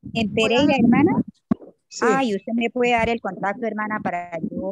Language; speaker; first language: Spanish; native; Spanish